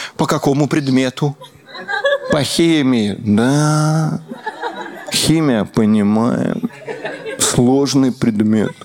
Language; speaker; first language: Russian; native; Russian